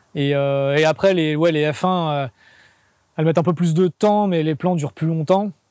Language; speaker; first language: French; native; French